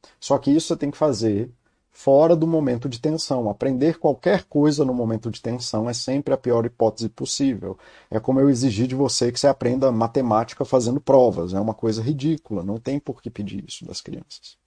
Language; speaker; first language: Portuguese; native; Portuguese